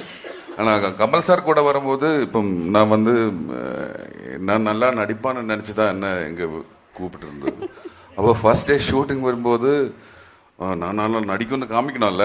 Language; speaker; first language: Tamil; non-native, learner; Malayalam